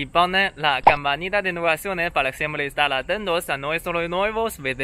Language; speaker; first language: Spanish; non-native, learner; Chinese